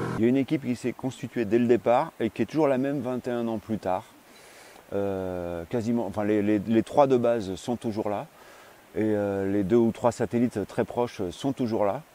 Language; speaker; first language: French; native; French